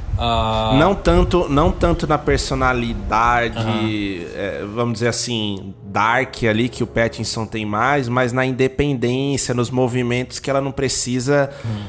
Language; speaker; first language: Portuguese; native; Portuguese